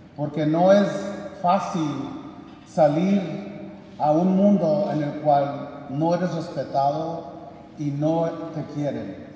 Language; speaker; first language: Spanish; early bilingual, heritage; Spanish